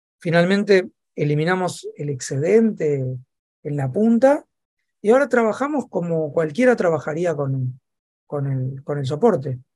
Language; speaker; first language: Spanish; native; Spanish